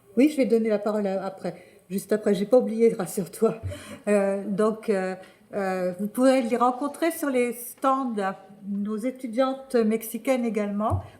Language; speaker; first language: French; native; French